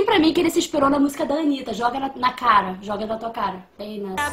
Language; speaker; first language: Portuguese; native; Portuguese